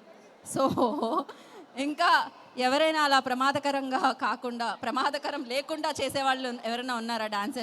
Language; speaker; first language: Telugu; native; Telugu